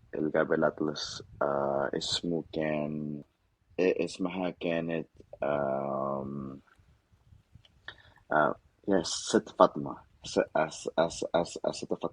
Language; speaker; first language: Arabic; non-native, learner; Spanish